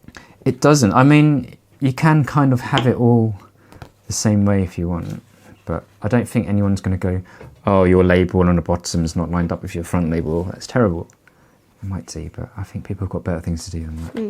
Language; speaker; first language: English; native; English